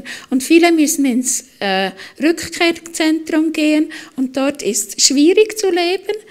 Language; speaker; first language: German; non-native, fluent; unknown